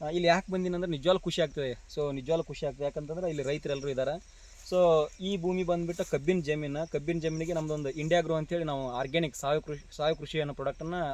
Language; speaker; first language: Kannada; native; Kannada